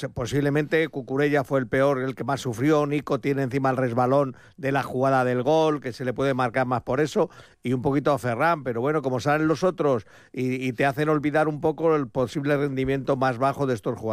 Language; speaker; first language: Spanish; native; Spanish